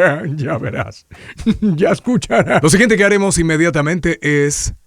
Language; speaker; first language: Spanish; native; Spanish